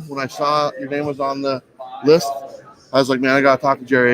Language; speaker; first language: English; native; English